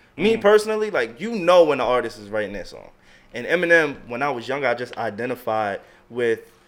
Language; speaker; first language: English; native; English